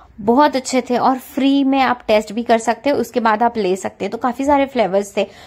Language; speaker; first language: Hindi; non-native, local second language; Marathi